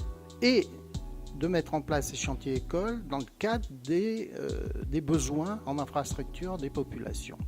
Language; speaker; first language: French; native; French